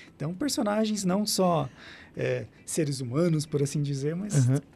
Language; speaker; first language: Portuguese; native; Portuguese